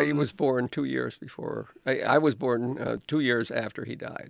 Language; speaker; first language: English; native; English